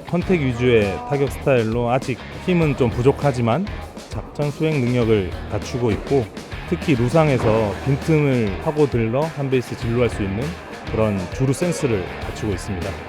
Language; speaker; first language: Korean; native; Korean